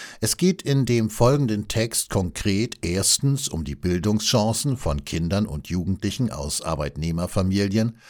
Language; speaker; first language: German; native; German